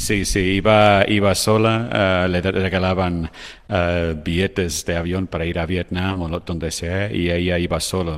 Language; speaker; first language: Spanish; non-native, fluent; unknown